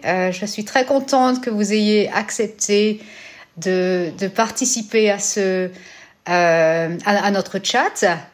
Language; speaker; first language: French; native; French